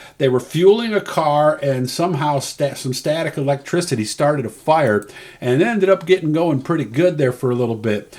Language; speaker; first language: English; native; English